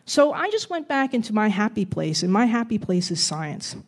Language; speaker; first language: English; native; English